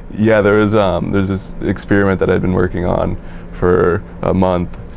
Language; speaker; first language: English; native; English